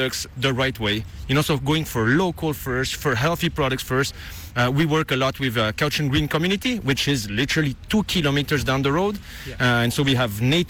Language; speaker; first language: English; non-native, fluent; Dutch